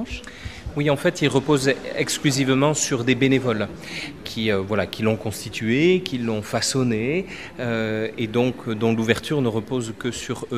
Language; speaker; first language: French; native; French